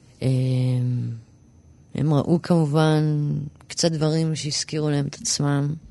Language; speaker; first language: Hebrew; early bilingual, other home language; English